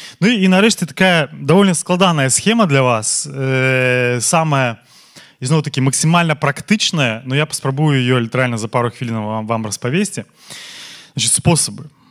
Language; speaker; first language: Belarusian; non-native, local second language; Russian